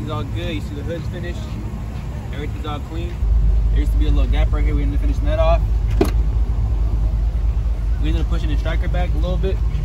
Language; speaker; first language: English; native; English